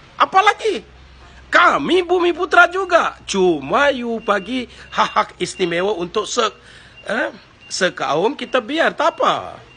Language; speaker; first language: Malay; non-native, local second language; Tamil